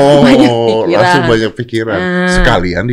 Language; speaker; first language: Indonesian; native; Indonesian